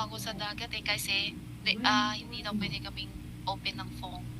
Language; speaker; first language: Filipino; non-native, learner; Chinese